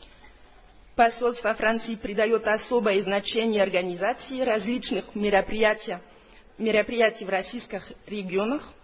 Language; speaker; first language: Russian; non-native, fluent; French